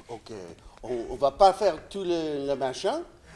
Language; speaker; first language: French; non-native, fluent; English